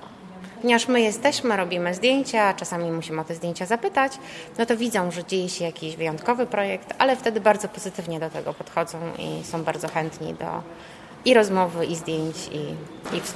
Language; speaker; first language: Polish; native; Polish